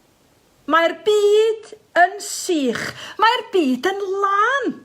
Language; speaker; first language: Welsh; native; Welsh